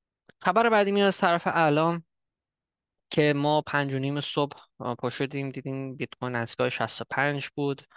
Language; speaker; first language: Persian; early bilingual, heritage; Persian